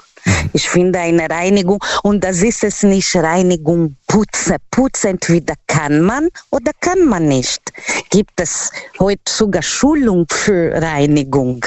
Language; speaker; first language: German; non-native, learner; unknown